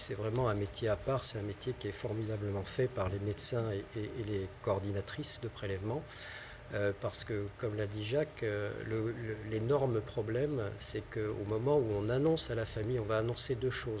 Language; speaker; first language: French; native; French